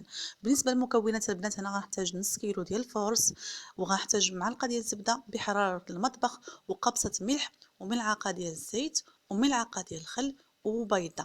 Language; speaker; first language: Arabic; native; Arabic